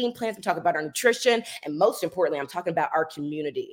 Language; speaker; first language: English; native; English